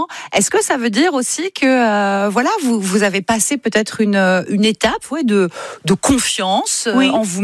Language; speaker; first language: French; native; French